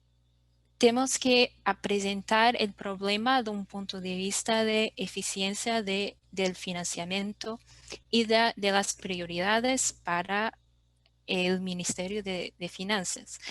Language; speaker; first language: Spanish; non-native, fluent; Portuguese